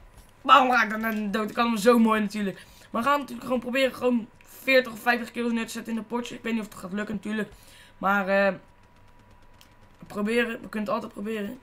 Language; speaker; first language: Dutch; native; Dutch